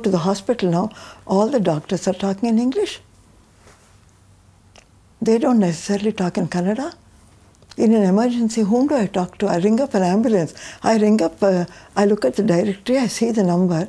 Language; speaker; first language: English; non-native, local second language; Tamil